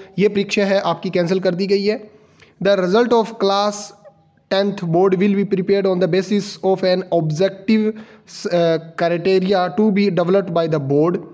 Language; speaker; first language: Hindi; non-native, local second language; Punjabi